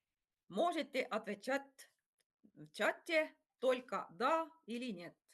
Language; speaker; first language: Russian; non-native, fluent; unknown